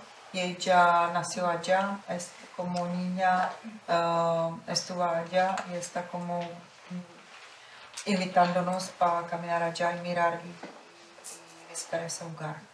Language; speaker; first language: Spanish; non-native, fluent; Czech